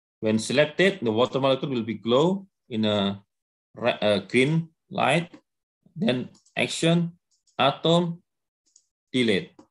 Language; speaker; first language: English; non-native, learner; Indonesian